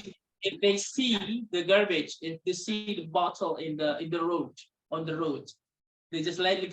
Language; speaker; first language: English; non-native, local second language; Indonesian